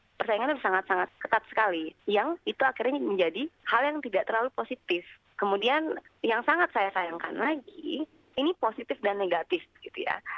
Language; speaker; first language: Indonesian; native; Indonesian